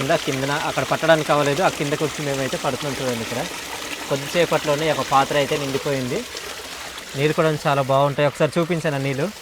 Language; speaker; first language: Telugu; native; Telugu